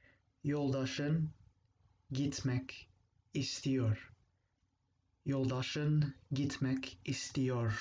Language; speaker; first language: Turkish; non-native, fluent; English